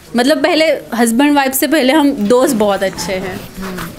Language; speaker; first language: Hindi; non-native, local second language; Marathi